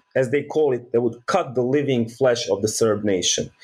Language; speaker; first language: English; early bilingual, other home language; Bosnian